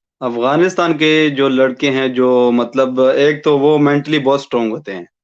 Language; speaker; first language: Urdu; non-native, local second language; Pashto